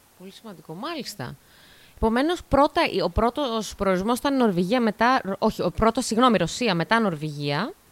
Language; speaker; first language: Greek; native; Greek